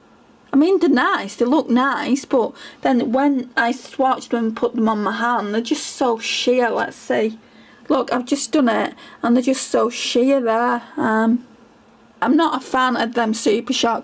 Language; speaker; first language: English; native; English